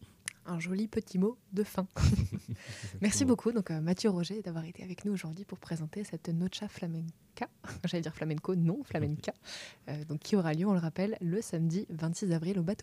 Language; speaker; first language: French; native; French